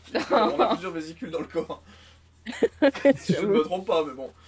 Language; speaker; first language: French; native; French